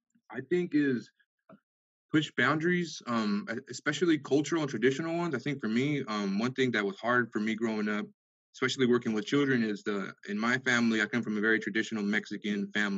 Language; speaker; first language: English; early bilingual, other home language; Spanish